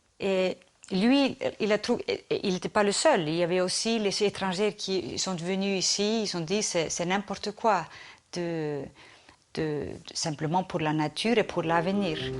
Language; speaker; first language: French; non-native, fluent; Icelandic